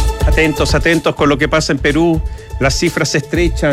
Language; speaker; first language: Spanish; native; Spanish